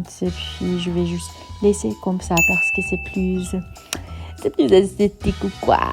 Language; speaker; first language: French; non-native, fluent; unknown